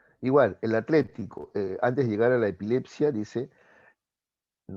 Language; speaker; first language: Spanish; native; Spanish